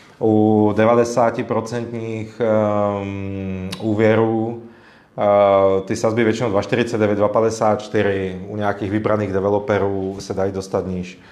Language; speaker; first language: Czech; native; Czech